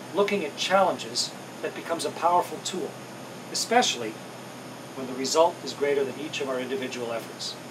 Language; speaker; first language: English; native; English